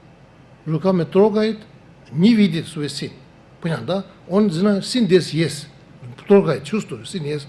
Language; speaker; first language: Russian; non-native, learner; Tibetan